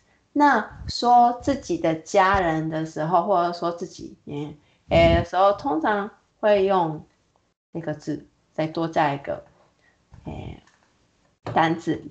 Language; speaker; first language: Chinese; non-native, fluent; Japanese